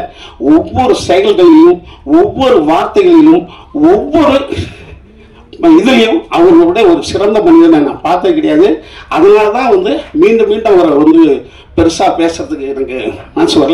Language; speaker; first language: Tamil; native; Tamil